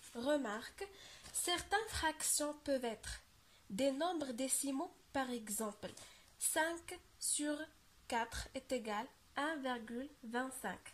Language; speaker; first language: French; non-native, local second language; Arabic